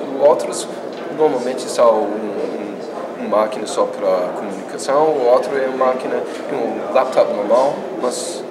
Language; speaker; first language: Portuguese; non-native, fluent; English